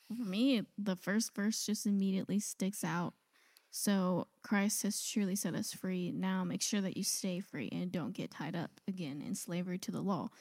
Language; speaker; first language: English; native; English